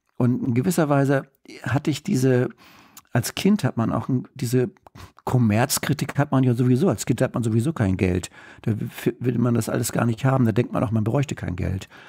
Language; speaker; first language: German; native; German